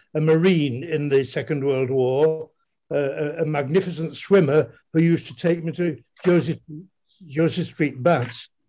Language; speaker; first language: English; native; English